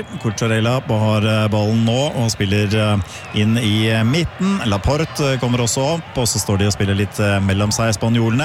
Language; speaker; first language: Norwegian; native; Norwegian